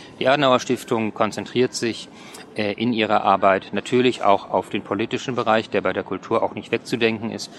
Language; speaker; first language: German; native; German